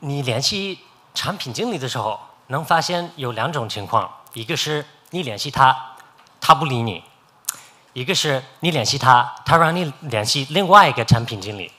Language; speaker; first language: Chinese; non-native, fluent; English